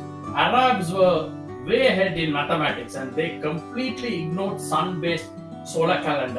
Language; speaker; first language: English; non-native, local second language; Tamil